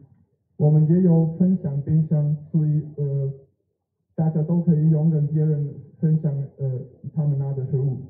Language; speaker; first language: Chinese; non-native, learner; German